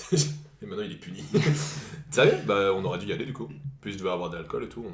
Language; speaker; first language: French; native; French